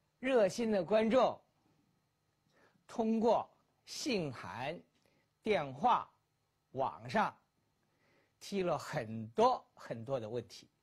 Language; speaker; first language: Chinese; native; Chinese